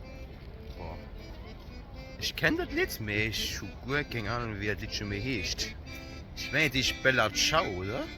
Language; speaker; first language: German; non-native, local second language; Luxembourgish